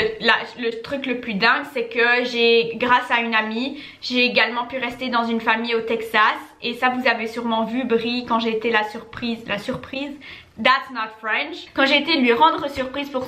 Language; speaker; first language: French; native; French